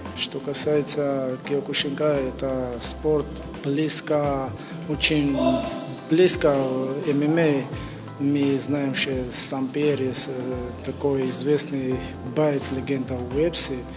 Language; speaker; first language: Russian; non-native, fluent; Georgian